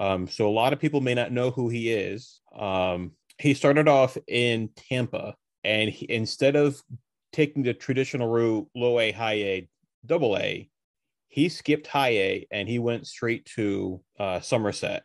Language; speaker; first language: English; early bilingual, other home language; Spanish